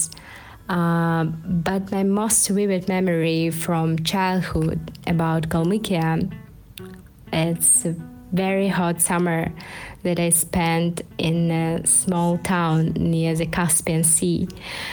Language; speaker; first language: English; non-native, fluent; Russian